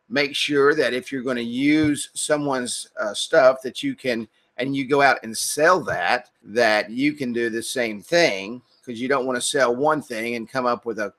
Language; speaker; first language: English; native; English